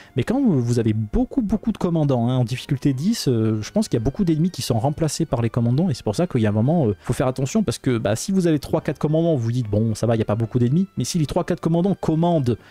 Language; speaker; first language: French; native; French